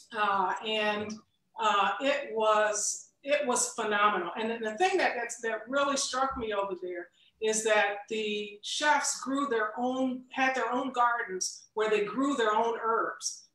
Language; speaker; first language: English; native; English